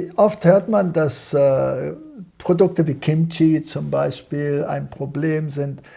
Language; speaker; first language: German; early bilingual, heritage; German